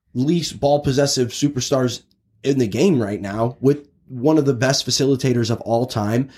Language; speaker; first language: English; native; English